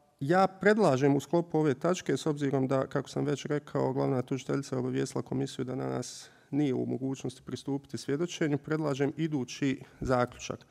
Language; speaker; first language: Bosnian; native; Bosnian